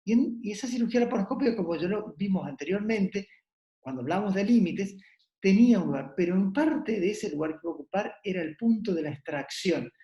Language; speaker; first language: Spanish; native; Spanish